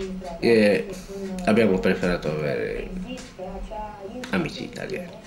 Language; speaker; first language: Italian; non-native, fluent; Romanian